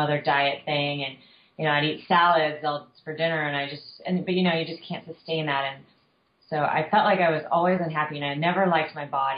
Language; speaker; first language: English; native; English